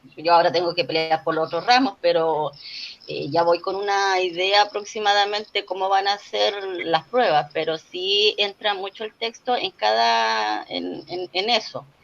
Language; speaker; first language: Spanish; native; Spanish